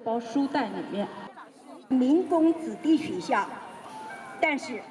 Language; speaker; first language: Chinese; native; Chinese